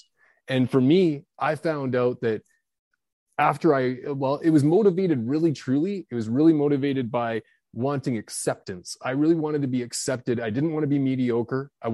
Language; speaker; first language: English; native; English